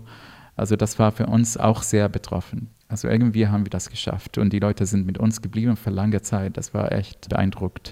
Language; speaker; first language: German; non-native, fluent; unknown